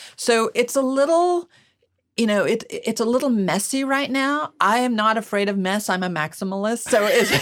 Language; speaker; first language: English; non-native, fluent; Hungarian